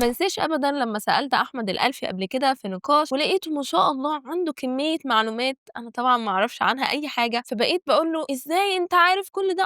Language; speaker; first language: Arabic; native; Arabic